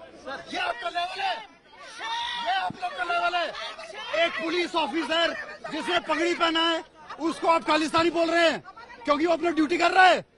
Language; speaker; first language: Hindi; non-native, local second language; Punjabi